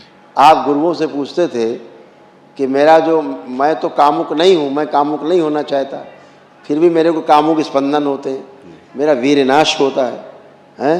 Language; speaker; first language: Hindi; native; Hindi